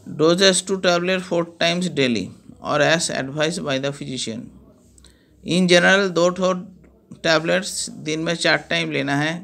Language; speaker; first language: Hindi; non-native, local second language; Bangla